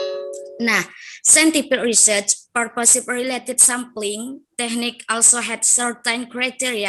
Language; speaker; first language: English; non-native, learner; Indonesian